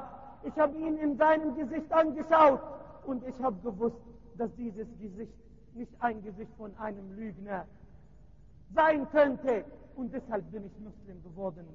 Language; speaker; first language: German; non-native, learner; Arabic